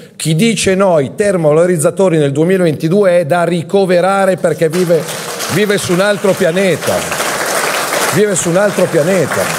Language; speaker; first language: Italian; native; Italian